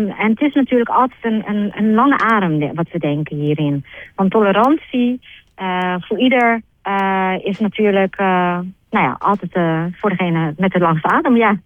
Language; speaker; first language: Dutch; native; Dutch